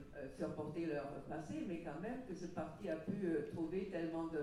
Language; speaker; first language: French; non-native, fluent; German